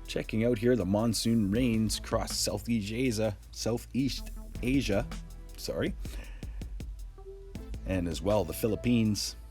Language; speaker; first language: English; native; English